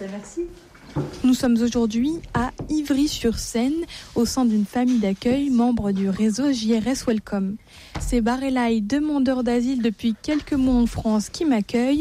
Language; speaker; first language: French; native; French